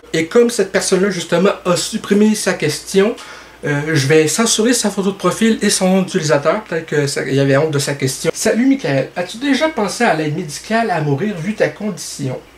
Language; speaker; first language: French; native; French